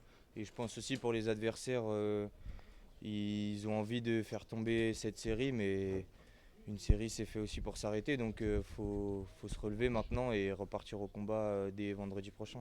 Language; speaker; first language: French; native; French